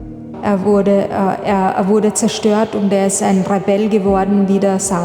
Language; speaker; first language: German; non-native, fluent; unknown